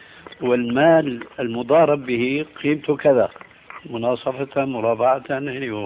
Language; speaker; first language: Arabic; early bilingual, other home language; Albanian